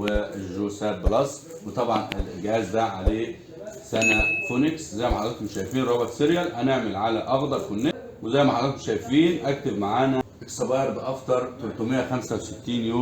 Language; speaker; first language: Arabic; native; Arabic